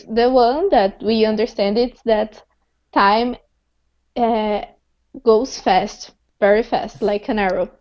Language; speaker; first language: English; non-native, fluent; Portuguese